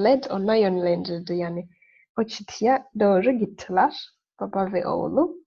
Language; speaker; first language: Turkish; non-native, fluent; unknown